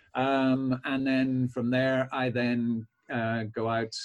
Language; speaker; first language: English; native; English